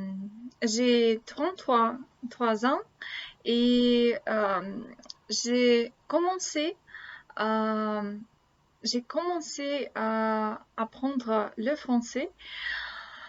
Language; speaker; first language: French; non-native, learner; Russian